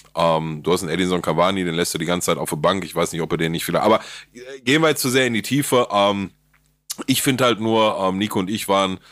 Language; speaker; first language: German; native; German